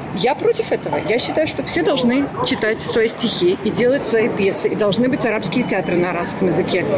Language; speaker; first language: Russian; native; Russian